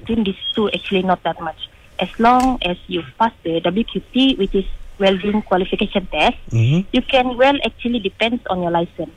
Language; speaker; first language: English; non-native, local second language; Malay